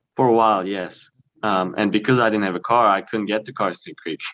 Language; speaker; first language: English; early bilingual, other home language; Korean